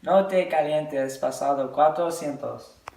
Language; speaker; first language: Spanish; non-native, learner; English